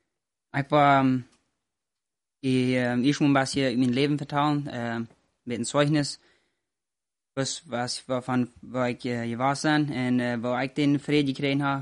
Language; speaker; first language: German; non-native, learner; Plautdietsch